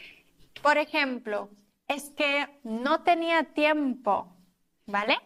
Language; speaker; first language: Spanish; non-native, fluent; German